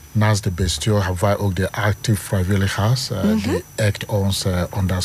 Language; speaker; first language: Dutch; non-native, learner; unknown